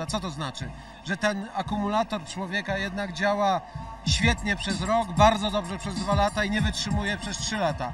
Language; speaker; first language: Polish; native; Polish